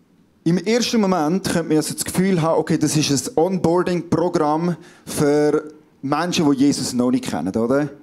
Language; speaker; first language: German; native; German